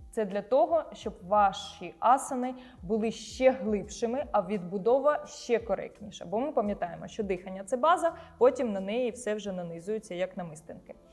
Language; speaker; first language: Ukrainian; non-native, local second language; Russian